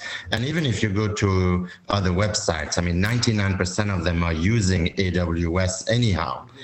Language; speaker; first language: English; non-native, fluent; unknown